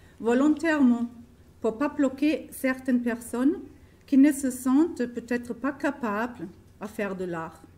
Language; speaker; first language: French; non-native, fluent; German